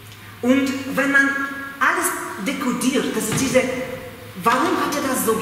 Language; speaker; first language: German; non-native, fluent; Russian